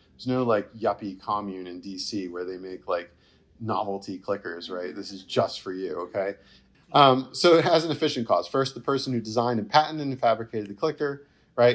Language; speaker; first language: English; native; English